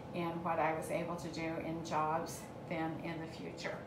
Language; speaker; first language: English; native; English